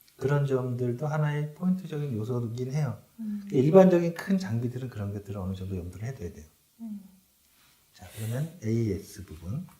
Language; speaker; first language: Korean; native; Korean